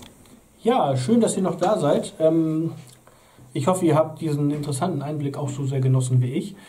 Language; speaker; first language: German; native; German